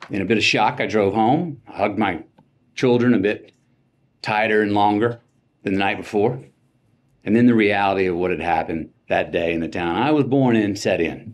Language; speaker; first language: English; native; English